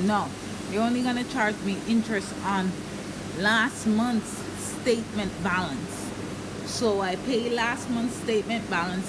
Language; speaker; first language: English; native; English